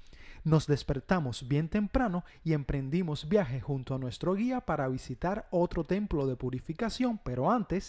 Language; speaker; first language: Spanish; native; Spanish